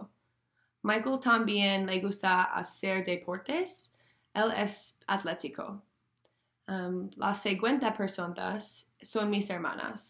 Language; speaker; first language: Spanish; non-native, learner; English